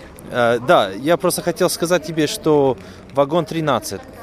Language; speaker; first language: Russian; non-native, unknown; English